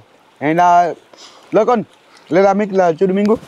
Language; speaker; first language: Vietnamese; non-native, learner; Portuguese